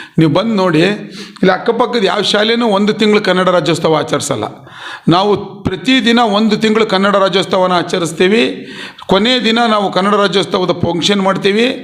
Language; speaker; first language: Kannada; non-native, local second language; Urdu